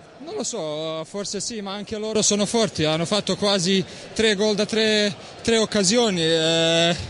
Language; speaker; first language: Italian; non-native, learner; Bosnian